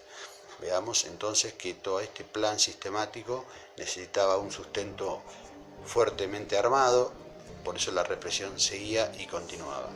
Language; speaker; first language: Spanish; native; Spanish